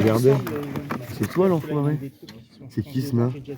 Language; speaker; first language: French; native; French